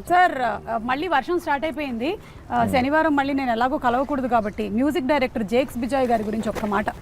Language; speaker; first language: Telugu; native; Telugu